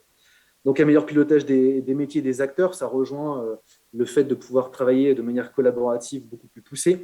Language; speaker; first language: French; native; French